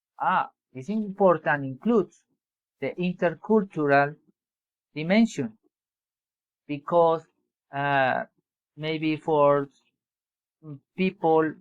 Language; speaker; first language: English; non-native, learner; Spanish